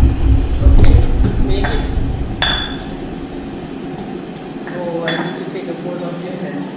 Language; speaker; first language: English; non-native, learner; Thai